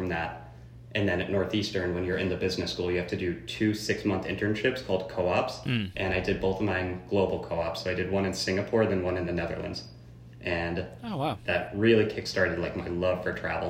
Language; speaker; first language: English; native; English